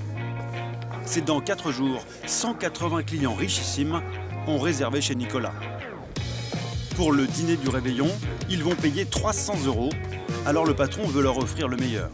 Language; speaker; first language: French; native; French